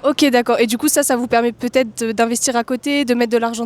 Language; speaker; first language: French; native; French